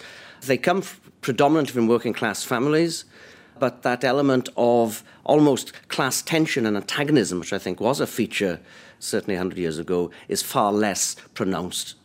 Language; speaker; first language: English; native; English